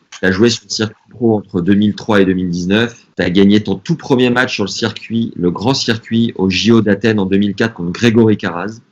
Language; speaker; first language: French; native; French